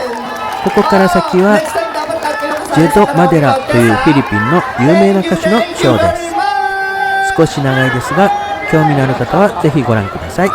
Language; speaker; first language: Japanese; native; Japanese